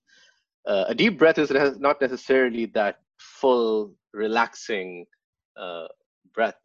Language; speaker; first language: English; non-native, local second language; Urdu